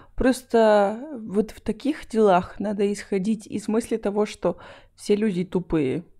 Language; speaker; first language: Russian; non-native, fluent; Spanish